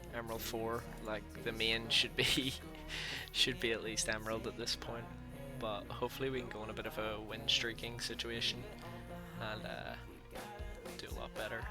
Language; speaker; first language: English; native; English